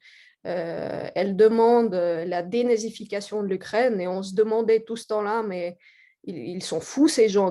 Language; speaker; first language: French; non-native, fluent; Russian